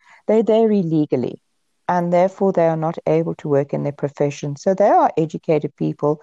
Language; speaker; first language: English; native; English